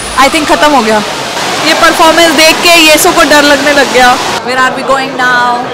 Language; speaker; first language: Hindi; native; Hindi